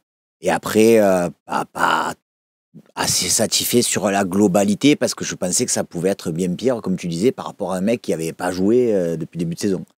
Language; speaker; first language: French; native; French